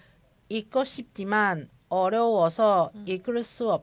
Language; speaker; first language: Korean; non-native, learner; Cantonese